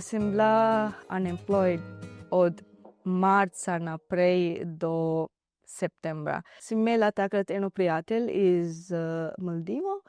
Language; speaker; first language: Slovenian; non-native, learner; Divehi